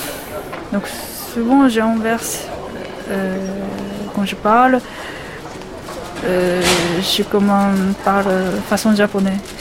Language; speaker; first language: French; non-native, learner; Japanese